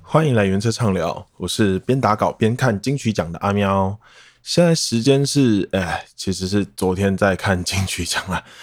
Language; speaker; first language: Chinese; non-native, local second language; Min Nan Chinese